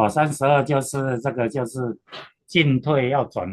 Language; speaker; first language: Chinese; native; Chinese